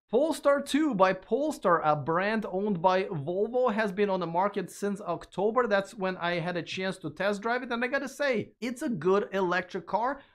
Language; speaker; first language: English; non-native, fluent; Russian